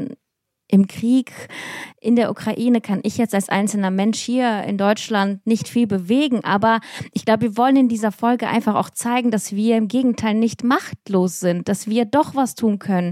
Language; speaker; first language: German; early bilingual, other home language; Russian